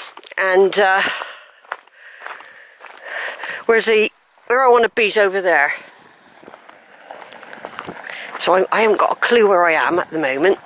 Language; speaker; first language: English; native; English